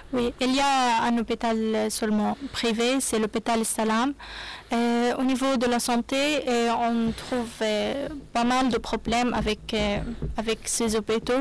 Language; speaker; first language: French; non-native, learner; Arabic